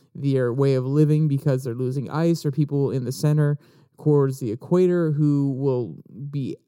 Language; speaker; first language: English; native; English